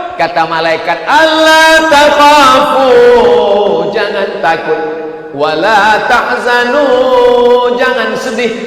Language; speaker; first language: Indonesian; native; Indonesian